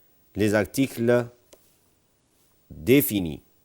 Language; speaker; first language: French; non-native, fluent; Arabic